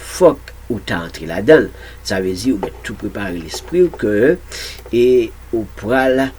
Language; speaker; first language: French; non-native, local second language; Haitian Creole